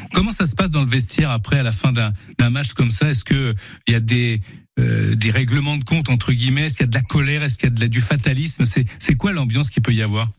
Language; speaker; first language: French; native; French